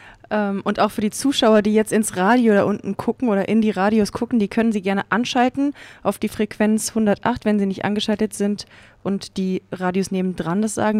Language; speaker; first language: German; native; German